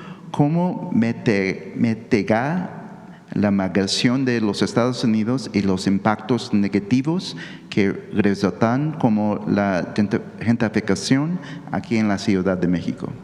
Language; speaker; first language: Spanish; early bilingual, heritage; Spanish